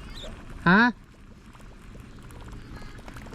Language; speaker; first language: Chinese; native; Chinese